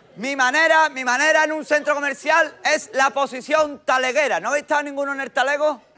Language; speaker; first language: Spanish; native; Spanish